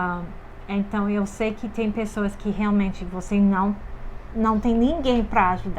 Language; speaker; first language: Portuguese; non-native, fluent; English